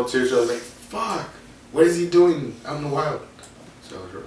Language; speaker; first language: English; native; English